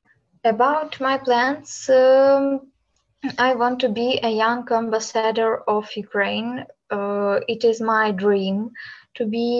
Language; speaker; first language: English; non-native, learner; Ukrainian